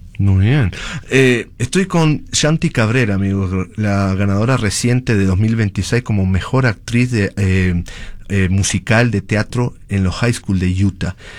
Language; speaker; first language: Spanish; native; Spanish